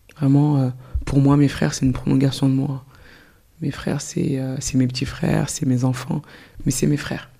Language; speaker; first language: French; early bilingual, other home language; Soninke